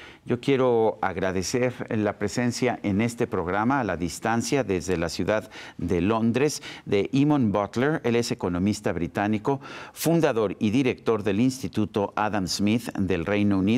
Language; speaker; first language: Spanish; native; Spanish